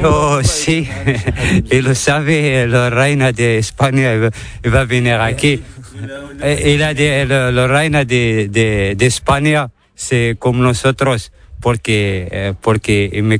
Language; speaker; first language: Spanish; non-native, learner; Arabic